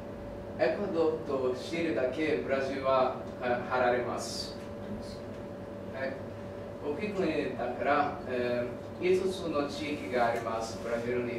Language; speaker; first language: Japanese; non-native, learner; Portuguese